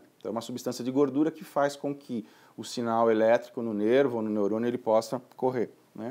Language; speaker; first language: Portuguese; native; Portuguese